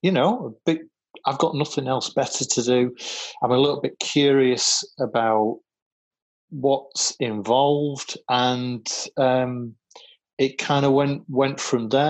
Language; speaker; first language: English; native; English